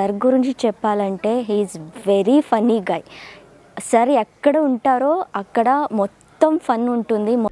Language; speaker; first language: Telugu; non-native, learner; Kannada